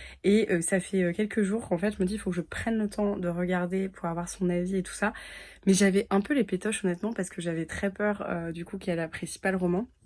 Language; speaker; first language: French; native; French